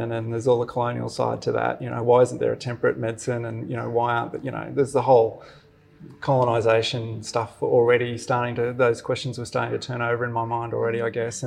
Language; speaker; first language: English; native; English